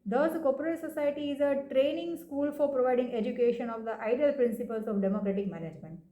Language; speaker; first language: English; non-native, local second language; Gujarati